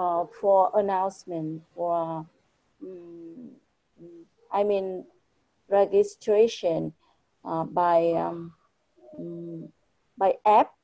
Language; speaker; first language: English; non-native, fluent; Vietnamese